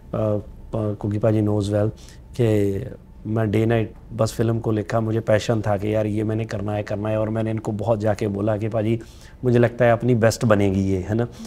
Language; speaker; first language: Hindi; non-native, local second language; Punjabi